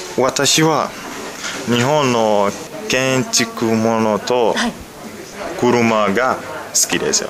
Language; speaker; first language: Japanese; non-native, learner; Bambara